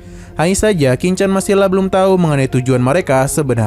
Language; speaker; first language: Indonesian; native; Indonesian